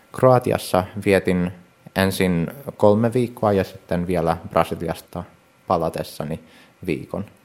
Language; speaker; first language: Finnish; early bilingual, heritage; Finnish